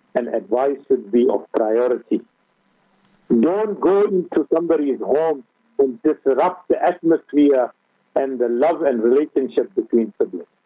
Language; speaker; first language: English; native; English